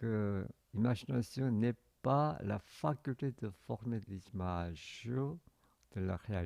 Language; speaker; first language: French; non-native, fluent; Korean